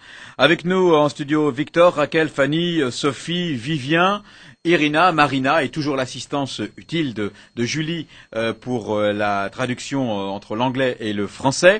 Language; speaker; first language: French; native; French